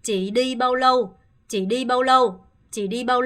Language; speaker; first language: Vietnamese; non-native, fluent; Korean